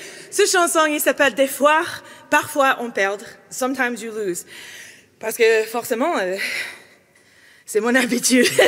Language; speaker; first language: French; non-native, learner; English